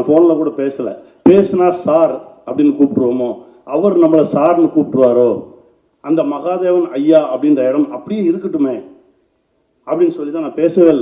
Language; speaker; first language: Tamil; native; Tamil